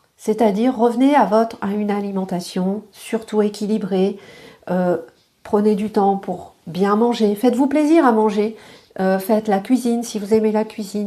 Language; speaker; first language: French; native; French